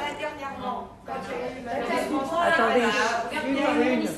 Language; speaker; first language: French; native; French